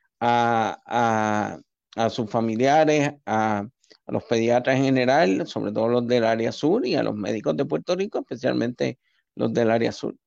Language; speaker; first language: Spanish; native; Spanish